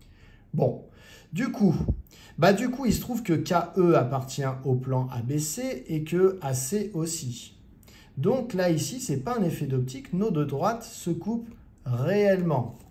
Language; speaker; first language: French; native; French